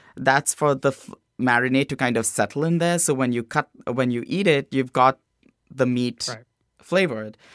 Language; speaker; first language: English; non-native, local second language; Hindi